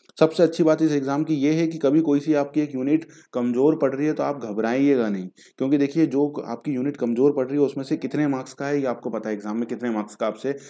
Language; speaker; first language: Hindi; native; Hindi